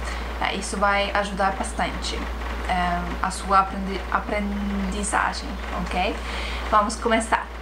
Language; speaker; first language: Portuguese; non-native, fluent; Estonian